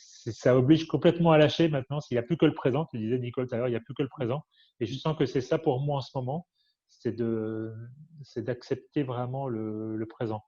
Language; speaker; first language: French; native; French